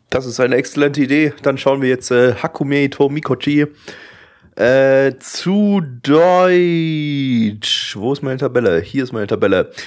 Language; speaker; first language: German; early bilingual, other home language; Russian